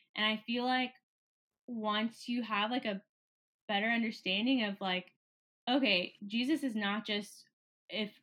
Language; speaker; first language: English; native; English